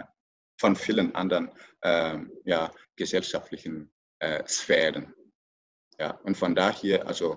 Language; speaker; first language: German; non-native, fluent; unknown